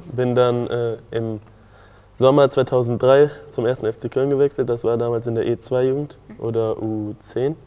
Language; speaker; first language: German; native; German